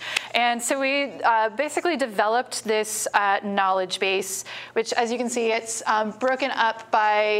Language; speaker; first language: English; native; English